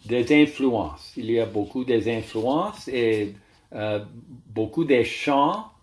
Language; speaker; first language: French; non-native, learner; English